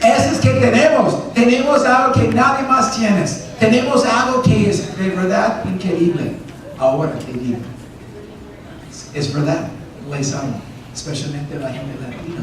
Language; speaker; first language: Spanish; non-native, fluent; English